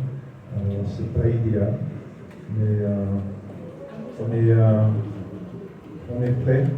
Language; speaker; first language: French; non-native, local second language; Dutch